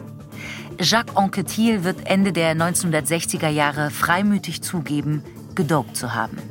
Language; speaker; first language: German; native; German